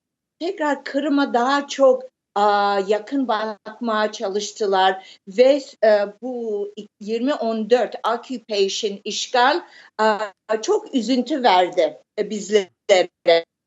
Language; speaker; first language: Turkish; early bilingual, heritage; Turkish